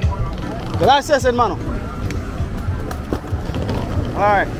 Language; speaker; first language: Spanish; non-native, learner; English